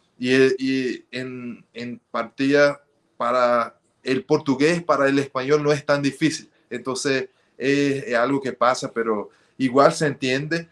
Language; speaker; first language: Spanish; early bilingual, heritage; Spanish